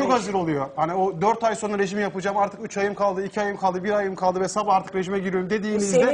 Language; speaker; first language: Turkish; native; Turkish